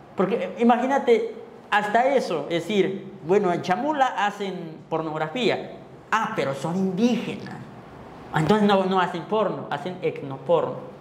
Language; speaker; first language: Spanish; non-native, local second language; Tzotzil